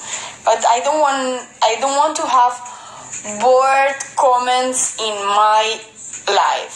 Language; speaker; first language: English; non-native, fluent; Spanish